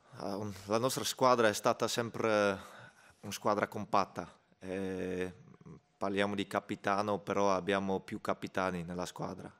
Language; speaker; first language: Italian; non-native, fluent; Dutch